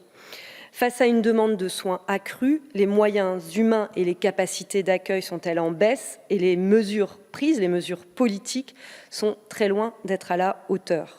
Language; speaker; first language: French; native; French